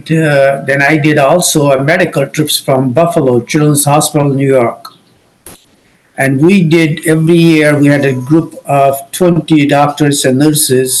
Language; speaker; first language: English; non-native, local second language; Kashmiri